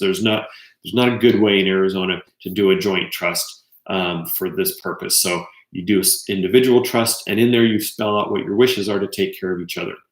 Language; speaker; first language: English; native; English